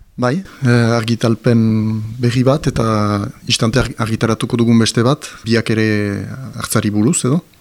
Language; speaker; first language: Basque; native; Basque